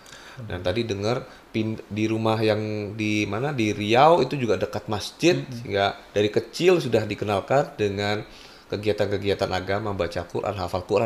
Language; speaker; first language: Indonesian; native; Indonesian